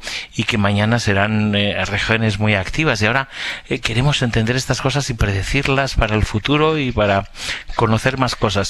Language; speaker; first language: Spanish; native; Spanish